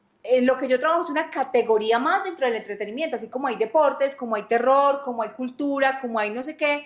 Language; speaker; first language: Spanish; native; Spanish